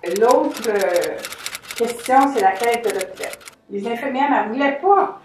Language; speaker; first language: French; native; French